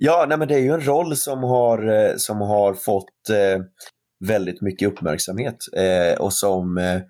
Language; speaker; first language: Swedish; native; Swedish